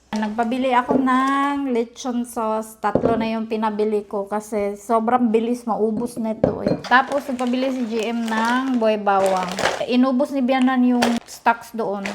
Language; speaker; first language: Filipino; non-native, local second language; Cebuano